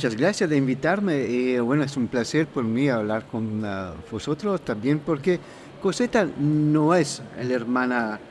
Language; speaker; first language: Spanish; non-native, fluent; Italian